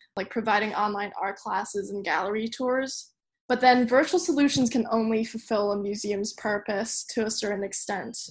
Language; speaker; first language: English; non-native, local second language; Cantonese